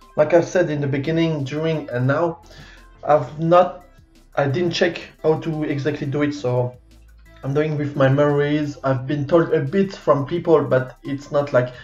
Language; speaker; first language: English; non-native, fluent; French